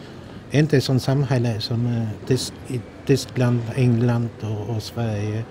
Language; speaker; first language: Swedish; non-native, fluent; Polish